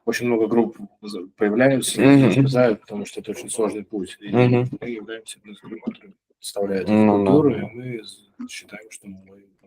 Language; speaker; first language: Russian; native; Russian